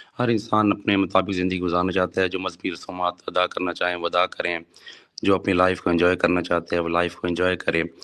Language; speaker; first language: Urdu; non-native, local second language; Saraiki